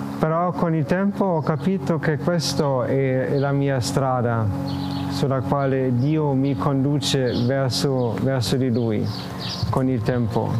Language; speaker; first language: Italian; non-native, fluent; German